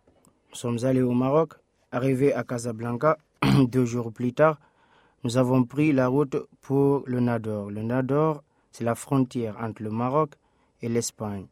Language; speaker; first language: French; non-native, local second language; Fula